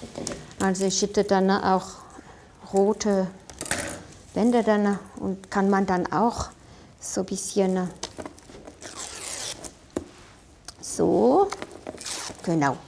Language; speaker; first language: German; non-native, fluent; French